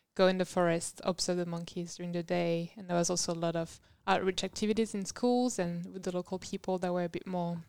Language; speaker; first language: English; non-native, fluent; French